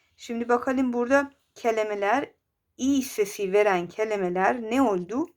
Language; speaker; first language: Turkish; non-native, fluent; Persian